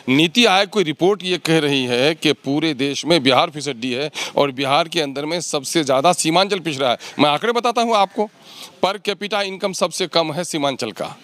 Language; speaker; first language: Hindi; native; Hindi